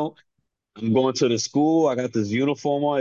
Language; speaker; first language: English; early bilingual, other home language; Spanish